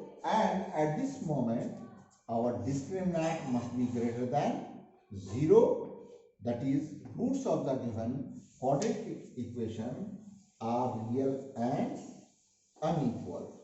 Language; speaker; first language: English; non-native, local second language; Hindi